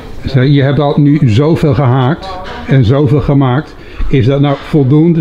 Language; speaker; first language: Dutch; native; Dutch